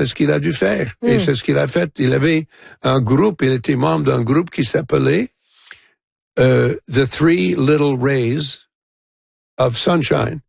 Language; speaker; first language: French; non-native, local second language; English